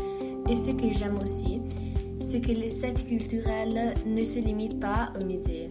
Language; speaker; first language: French; non-native, learner; Italian